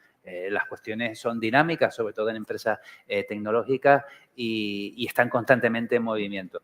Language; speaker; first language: Spanish; native; Spanish